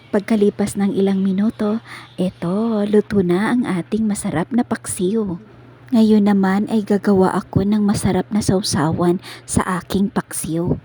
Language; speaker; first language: Filipino; non-native, local second language; Cebuano